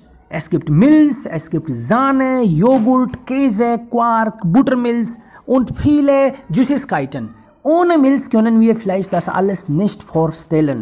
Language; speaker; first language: German; non-native, fluent; Hindi